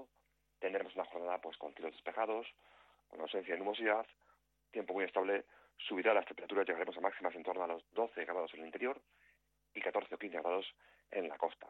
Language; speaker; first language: Spanish; native; Spanish